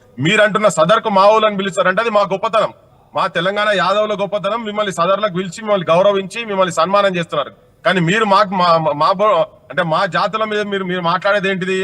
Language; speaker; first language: Telugu; native; Telugu